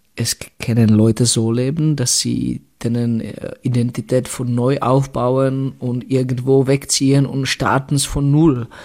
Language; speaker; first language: German; non-native, fluent; Czech